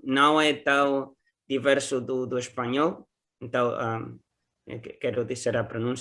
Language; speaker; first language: Portuguese; non-native, learner; Spanish